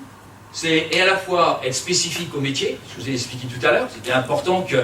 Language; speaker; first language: French; native; French